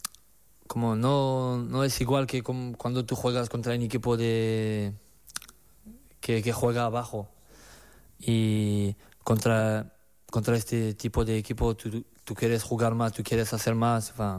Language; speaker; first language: Spanish; non-native, learner; French